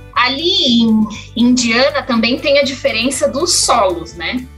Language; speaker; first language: Portuguese; native; Portuguese